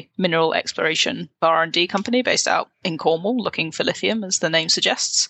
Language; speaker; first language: English; native; English